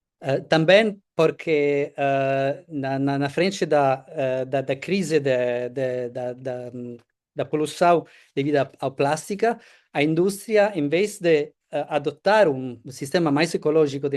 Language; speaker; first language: Portuguese; non-native, fluent; Italian